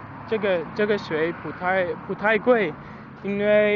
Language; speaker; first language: Chinese; non-native, learner; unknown